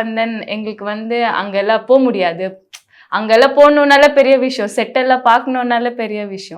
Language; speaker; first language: Tamil; non-native, local second language; Bangla